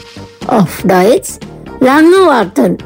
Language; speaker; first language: German; non-native, fluent; Indonesian